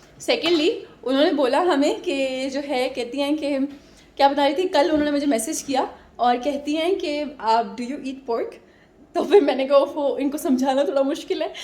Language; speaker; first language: Urdu; native; Urdu